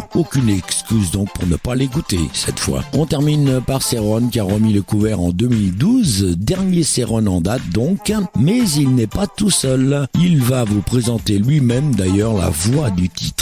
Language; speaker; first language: French; native; French